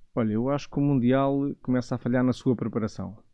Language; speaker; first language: Portuguese; native; Portuguese